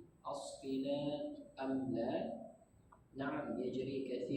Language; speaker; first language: Arabic; non-native, learner; Indonesian